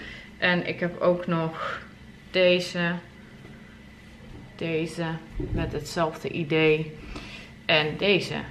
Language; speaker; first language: Dutch; native; Dutch